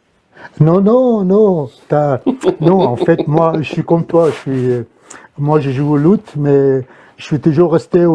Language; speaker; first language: French; non-native, fluent; Arabic